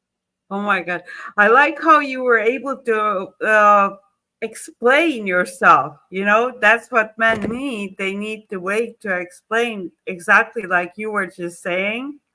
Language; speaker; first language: English; non-native, fluent; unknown